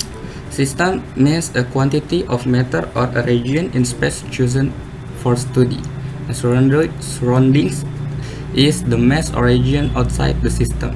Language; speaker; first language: English; non-native, learner; Indonesian